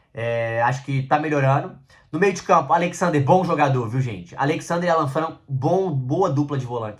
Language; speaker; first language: Portuguese; native; Portuguese